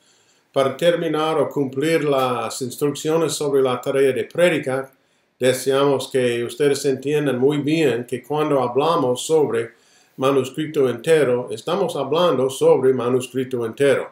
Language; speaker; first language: Spanish; non-native, fluent; English